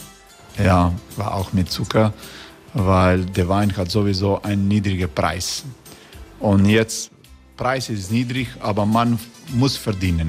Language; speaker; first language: German; non-native, learner; Croatian